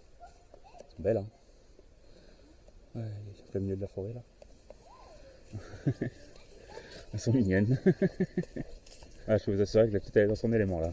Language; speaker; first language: French; native; French